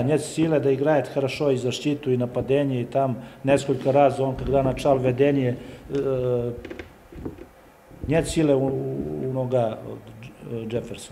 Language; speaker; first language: Russian; non-native, learner; Serbian